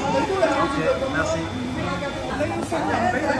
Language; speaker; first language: French; native; French